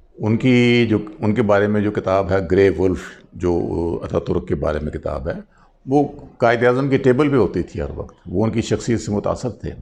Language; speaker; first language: Urdu; non-native, local second language; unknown